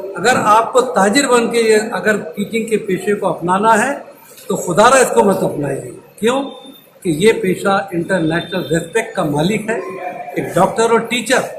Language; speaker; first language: Hindi; non-native, local second language; Urdu